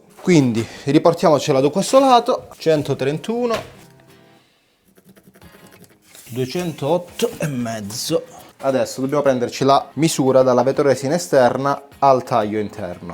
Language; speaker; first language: Italian; native; Italian